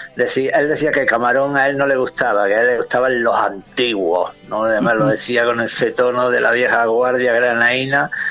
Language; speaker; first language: Spanish; native; Spanish